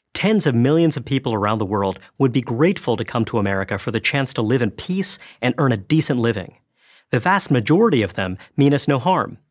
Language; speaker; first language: English; early bilingual, other home language; Bangla